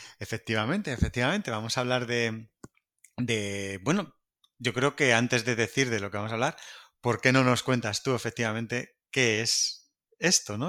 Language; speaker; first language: Spanish; native; Spanish